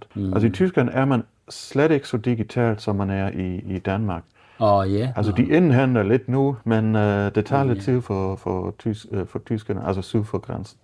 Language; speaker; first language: Danish; non-native, fluent; German